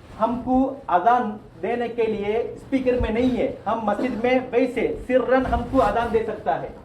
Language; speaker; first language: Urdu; non-native, local second language; Tamil